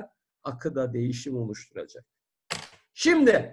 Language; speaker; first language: Turkish; native; Turkish